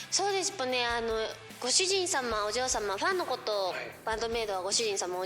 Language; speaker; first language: Japanese; native; Japanese